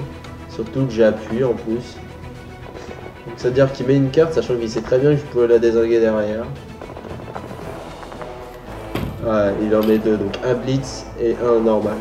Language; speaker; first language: French; native; French